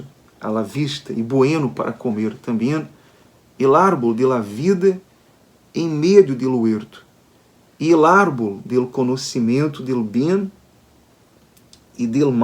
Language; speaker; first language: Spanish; non-native, learner; Portuguese